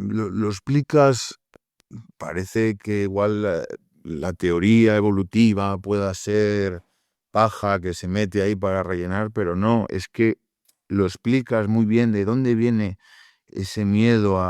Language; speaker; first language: Spanish; native; Spanish